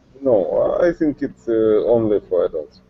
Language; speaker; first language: English; non-native, learner; Russian